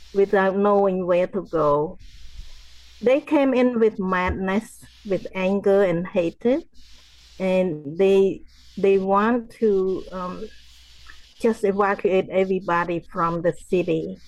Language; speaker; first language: English; non-native, fluent; Khmer